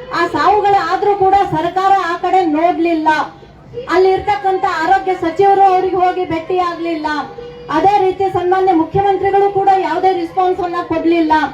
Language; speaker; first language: Kannada; native; Kannada